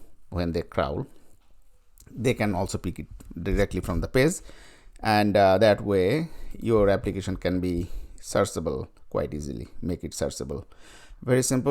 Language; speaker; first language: English; non-native, fluent; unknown